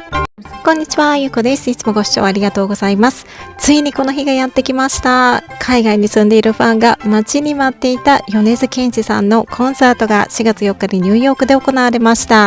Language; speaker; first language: Japanese; native; Japanese